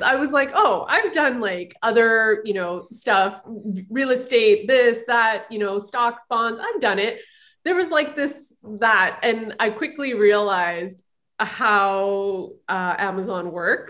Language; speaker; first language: English; native; English